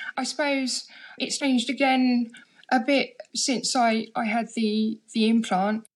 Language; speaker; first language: English; native; English